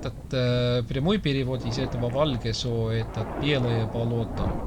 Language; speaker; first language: Russian; non-native, local second language; Estonian